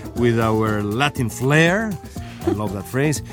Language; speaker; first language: English; non-native, fluent; Spanish